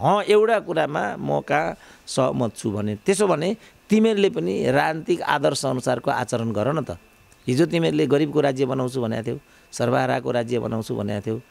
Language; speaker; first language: Nepali; native; Nepali